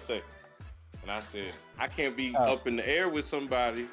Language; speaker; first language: English; native; English